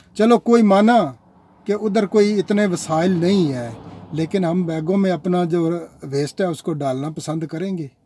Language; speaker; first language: Urdu; non-native, local second language; Punjabi